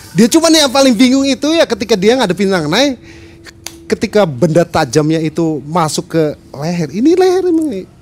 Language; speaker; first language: Indonesian; non-native, local second language; Sundanese